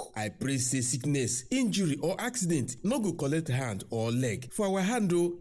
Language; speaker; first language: Nigerian Pidgin; non-native, local second language; Yoruba